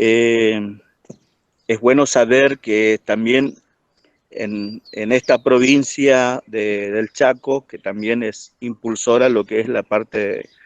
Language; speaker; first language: Spanish; non-native, local second language; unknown